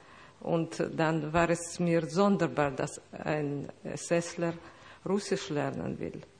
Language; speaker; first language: German; non-native, fluent; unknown